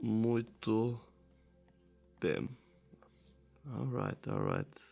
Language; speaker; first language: Portuguese; non-native, learner; German